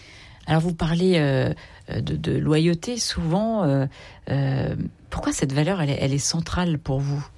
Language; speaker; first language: French; native; French